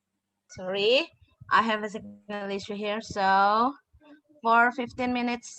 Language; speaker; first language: English; non-native, fluent; Indonesian